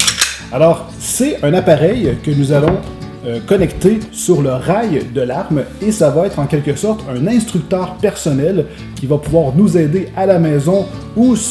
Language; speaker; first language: French; native; French